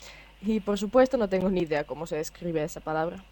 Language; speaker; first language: Spanish; non-native, fluent; Finnish